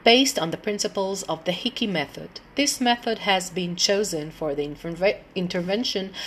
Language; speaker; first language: English; non-native, fluent; Hebrew